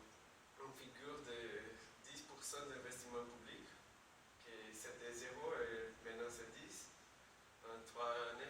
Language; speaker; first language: French; non-native, learner; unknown